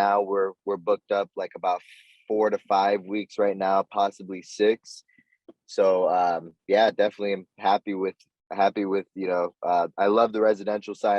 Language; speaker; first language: English; native; English